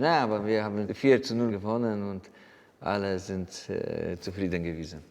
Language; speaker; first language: German; non-native, fluent; Polish